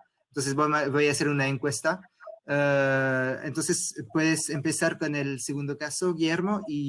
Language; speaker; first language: Spanish; non-native, fluent; French